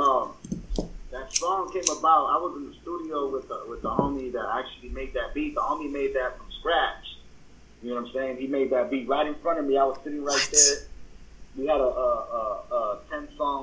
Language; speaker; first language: English; early bilingual, other home language; Spanish